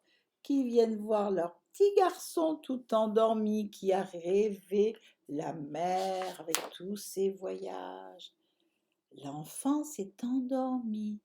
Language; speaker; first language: French; native; French